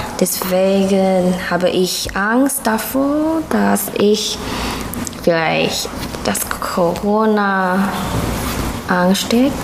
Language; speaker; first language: German; non-native, learner; Chinese